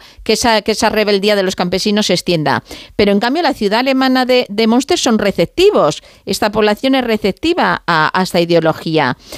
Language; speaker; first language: Spanish; native; Spanish